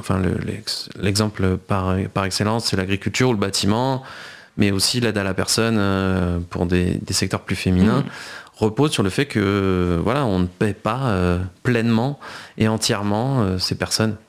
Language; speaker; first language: French; native; French